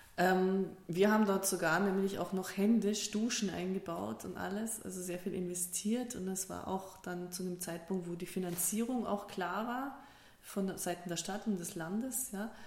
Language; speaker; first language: German; early bilingual, other home language; Russian